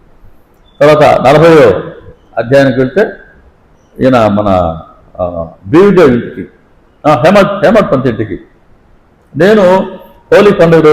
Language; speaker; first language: Telugu; native; Telugu